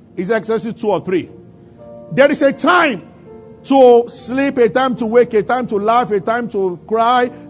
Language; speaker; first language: English; non-native, local second language; Yoruba